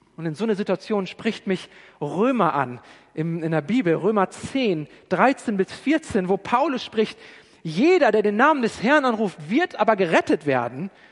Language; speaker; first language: German; native; German